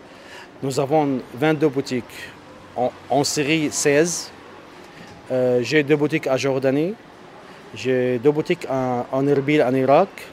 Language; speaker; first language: French; non-native, learner; Arabic